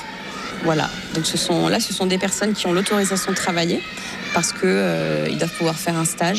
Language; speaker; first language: French; native; French